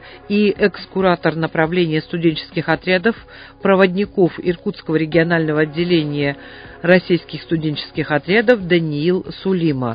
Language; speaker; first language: Russian; native; Russian